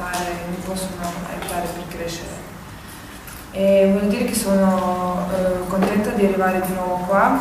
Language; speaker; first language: Italian; non-native, fluent; Croatian